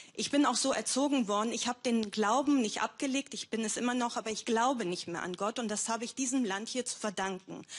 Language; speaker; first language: German; non-native, fluent; Greek